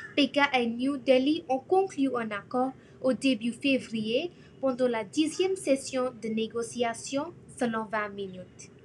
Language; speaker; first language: French; non-native, learner; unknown